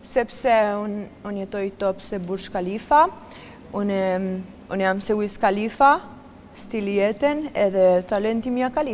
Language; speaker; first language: Albanian; early bilingual, heritage; Albanian